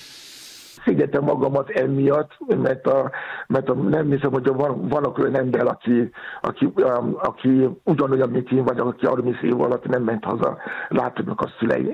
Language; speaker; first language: Hungarian; non-native, learner; Yoruba